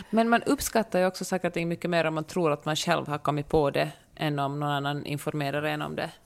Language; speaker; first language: Swedish; native; Swedish